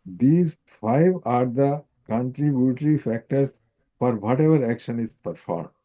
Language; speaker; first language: English; non-native, local second language; Hindi